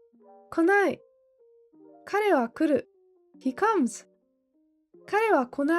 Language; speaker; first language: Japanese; non-native, fluent; English